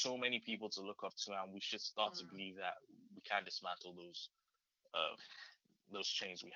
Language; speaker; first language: English; non-native, local second language; Yoruba